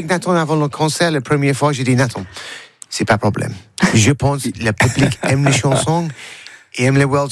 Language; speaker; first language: French; non-native, learner; English